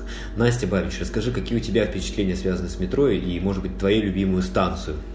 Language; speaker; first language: Russian; native; Russian